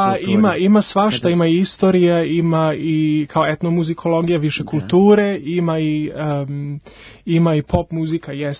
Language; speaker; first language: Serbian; early bilingual, heritage; Serbian